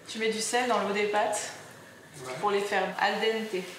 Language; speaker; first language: French; native; French